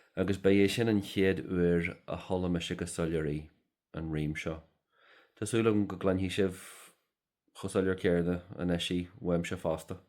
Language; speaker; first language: Irish; non-native, local second language; English